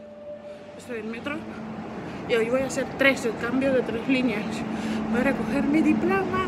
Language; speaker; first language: Spanish; non-native, fluent; Georgian